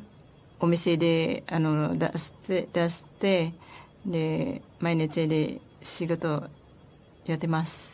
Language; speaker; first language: Japanese; non-native, learner; Filipino